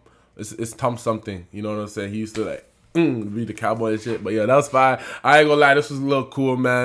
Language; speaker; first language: English; native; English